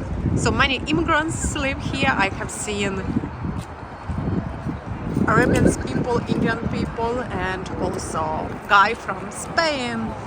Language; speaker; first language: English; non-native, learner; Ukrainian